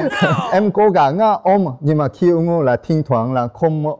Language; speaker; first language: Vietnamese; non-native, learner; Korean